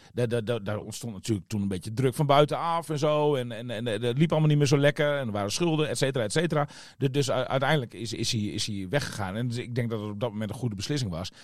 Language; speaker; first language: Dutch; native; Dutch